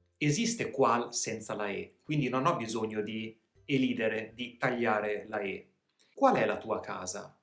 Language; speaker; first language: Italian; native; Italian